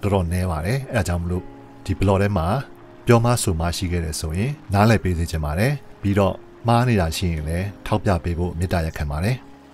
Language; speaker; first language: Burmese; native; Burmese